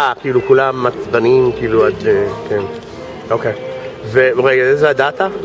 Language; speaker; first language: Hebrew; non-native, fluent; English